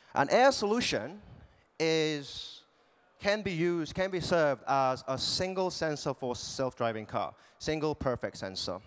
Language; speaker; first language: English; non-native, fluent; Korean